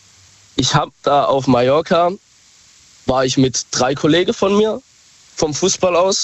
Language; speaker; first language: German; native; German